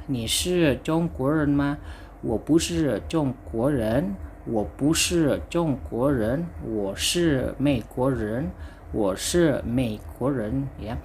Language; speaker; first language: Chinese; non-native, fluent; Indonesian